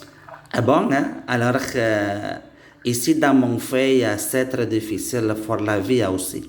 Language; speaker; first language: French; non-native, learner; Indonesian